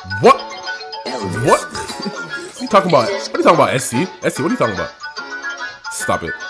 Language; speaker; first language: English; native; English